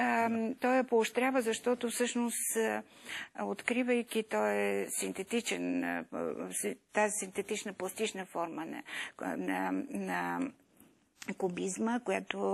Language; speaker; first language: Bulgarian; native; Bulgarian